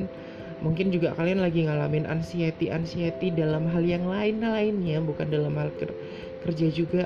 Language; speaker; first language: Indonesian; native; Indonesian